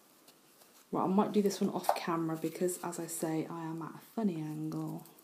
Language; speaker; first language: English; native; English